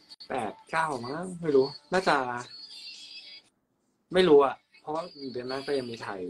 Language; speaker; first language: Thai; native; Thai